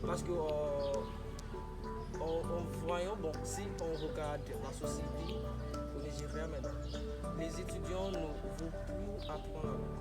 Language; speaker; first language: French; non-native, learner; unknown